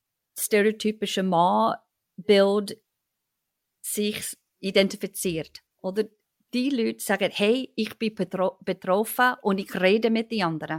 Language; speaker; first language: German; non-native, fluent; English